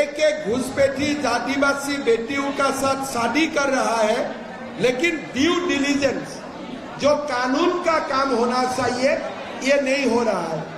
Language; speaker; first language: Hindi; non-native, local second language; Assamese